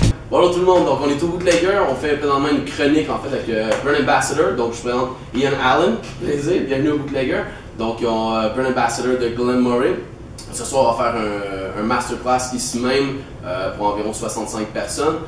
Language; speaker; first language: French; native; French